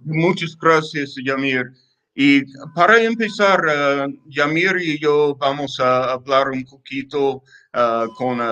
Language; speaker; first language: Spanish; non-native, learner; English